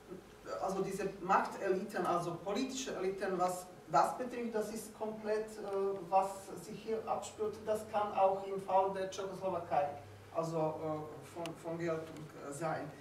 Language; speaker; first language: German; non-native, fluent; Slovak